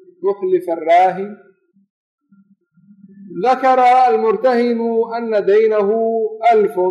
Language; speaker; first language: Arabic; non-native, local second language; Somali